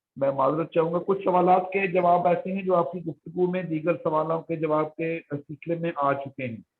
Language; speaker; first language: Urdu; native; Urdu